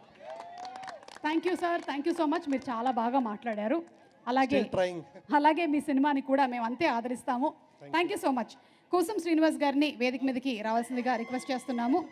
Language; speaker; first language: Telugu; native; Telugu